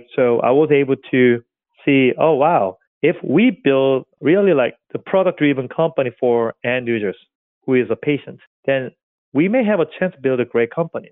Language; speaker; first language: English; non-native, fluent; Korean